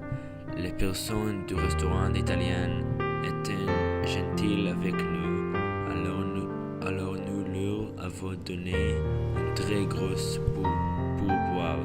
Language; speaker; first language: French; non-native, learner; English